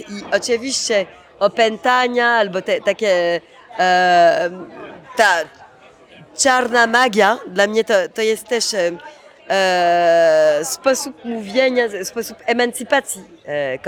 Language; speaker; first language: Polish; early bilingual, heritage; Polish